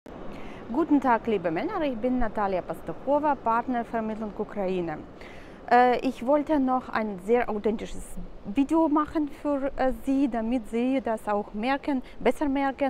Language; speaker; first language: German; non-native, fluent; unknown